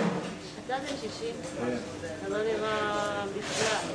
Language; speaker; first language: Hebrew; native; Hebrew